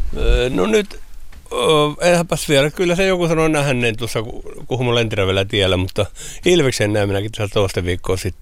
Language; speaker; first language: Finnish; native; Finnish